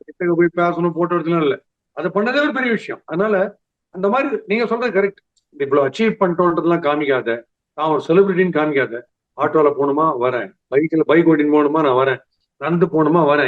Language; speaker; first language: Tamil; native; Tamil